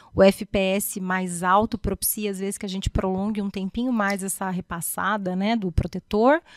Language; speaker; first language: Portuguese; native; Portuguese